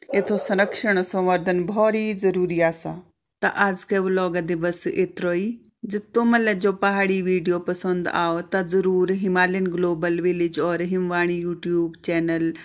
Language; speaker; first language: Hindi; native; Hindi